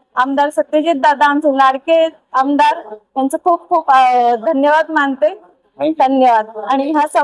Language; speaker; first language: Marathi; non-native, local second language; Telugu